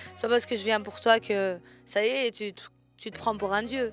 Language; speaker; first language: French; native; French